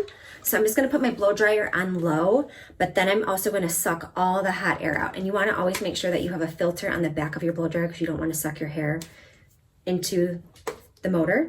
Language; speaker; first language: English; native; English